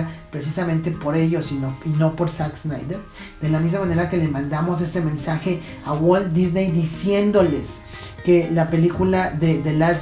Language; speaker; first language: Spanish; native; Spanish